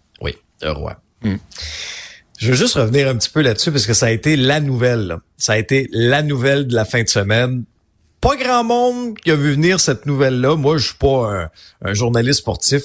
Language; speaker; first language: French; native; French